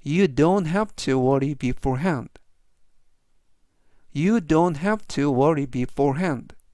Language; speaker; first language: English; non-native, fluent; Korean